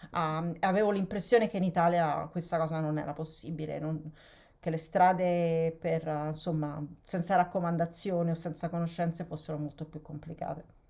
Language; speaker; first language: Italian; native; Italian